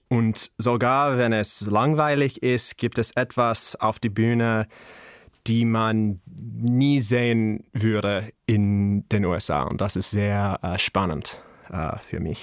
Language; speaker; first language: German; non-native, learner; English